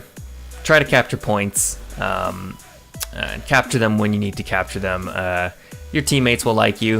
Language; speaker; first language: English; native; English